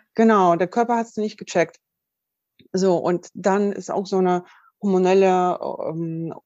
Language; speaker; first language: German; non-native, fluent; Russian